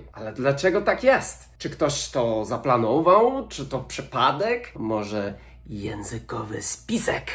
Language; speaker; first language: Polish; non-native, fluent; English